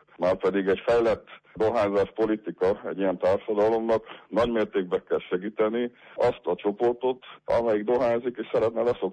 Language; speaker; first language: Hungarian; native; Hungarian